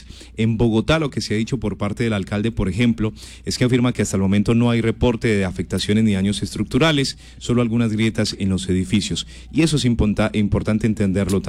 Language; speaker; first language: Spanish; native; Spanish